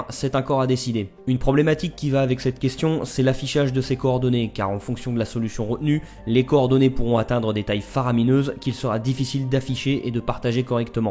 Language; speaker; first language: French; native; French